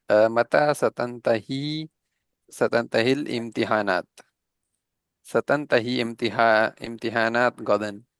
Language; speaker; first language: Arabic; non-native, learner; Urdu